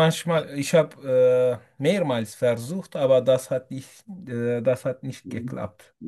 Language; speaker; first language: German; non-native, learner; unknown